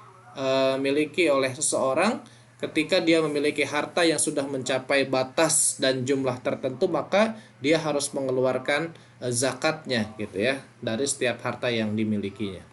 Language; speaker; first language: Indonesian; native; Indonesian